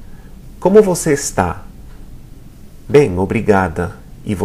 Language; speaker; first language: Portuguese; non-native, fluent; English